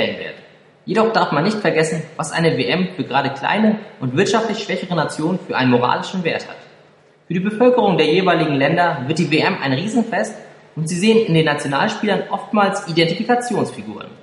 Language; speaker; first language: German; native; German